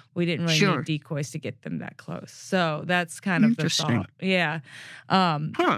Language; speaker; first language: English; native; English